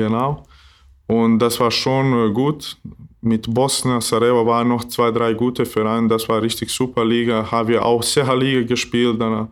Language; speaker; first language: German; non-native, learner; Bosnian